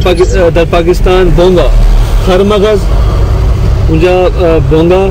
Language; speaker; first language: Persian; non-native, learner; Urdu